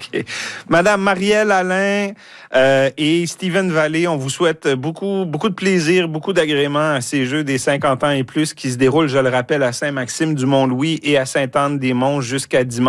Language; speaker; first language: French; native; French